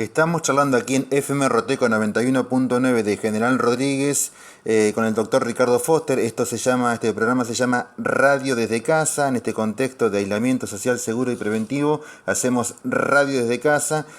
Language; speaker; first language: Spanish; native; Spanish